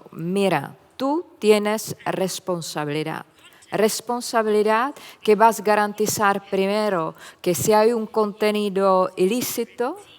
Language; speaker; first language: Spanish; non-native, fluent; Czech